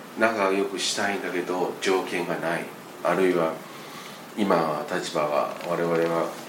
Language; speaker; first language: Japanese; non-native, fluent; Chinese